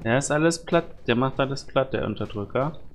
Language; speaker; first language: German; native; German